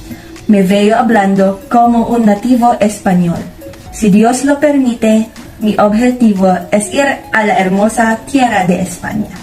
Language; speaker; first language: Spanish; non-native, learner; Filipino